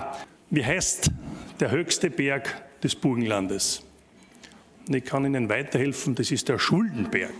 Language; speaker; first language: German; native; German